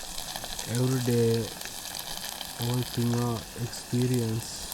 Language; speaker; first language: English; non-native, learner; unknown